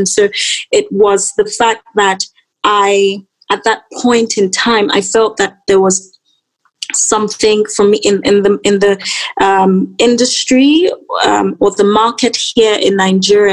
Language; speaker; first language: English; non-native, local second language; Yoruba